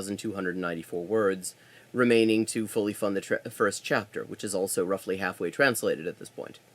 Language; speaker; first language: English; native; English